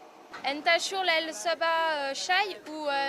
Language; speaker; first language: Arabic; non-native, learner; French